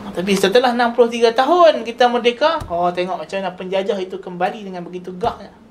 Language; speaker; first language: Malay; native; Malay